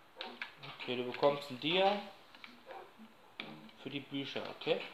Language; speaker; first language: German; native; German